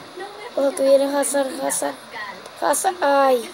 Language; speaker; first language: Spanish; native; Spanish